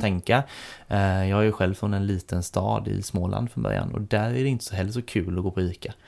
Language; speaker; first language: Swedish; native; Swedish